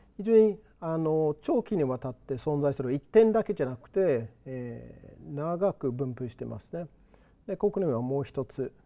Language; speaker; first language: Japanese; non-native, fluent; English